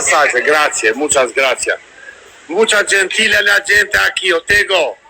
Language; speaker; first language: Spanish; non-native, learner; Albanian